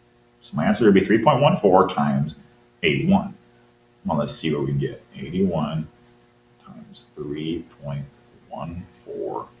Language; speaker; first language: English; native; English